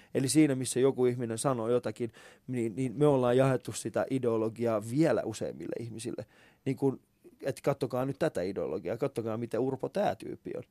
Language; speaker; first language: Finnish; early bilingual, other home language; Persian